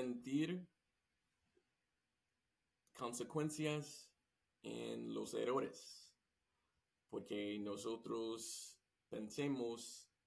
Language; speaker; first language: Spanish; non-native, learner; English